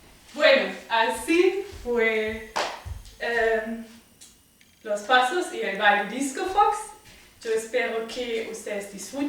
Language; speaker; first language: Spanish; non-native, fluent; German